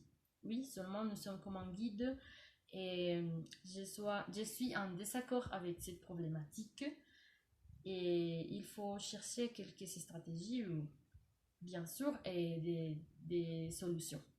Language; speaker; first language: French; non-native, learner; Spanish